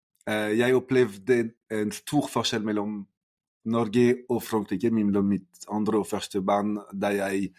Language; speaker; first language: Norwegian; non-native, fluent; French